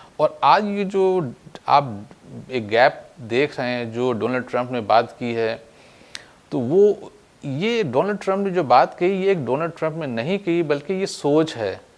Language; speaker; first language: Urdu; native; Urdu